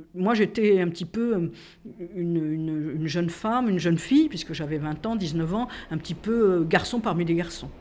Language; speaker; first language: French; native; French